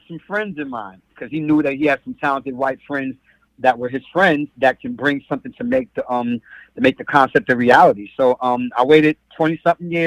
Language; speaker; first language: English; native; English